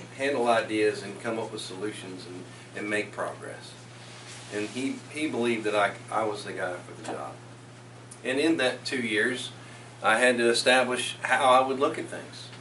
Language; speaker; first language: English; native; English